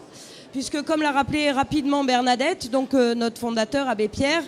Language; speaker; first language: French; native; French